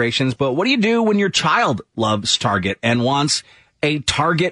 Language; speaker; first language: English; native; English